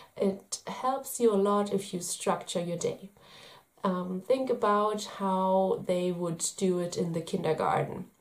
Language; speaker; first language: English; non-native, fluent; German